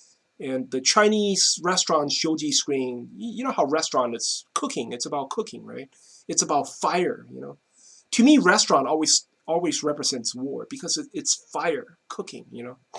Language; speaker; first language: English; non-native, fluent; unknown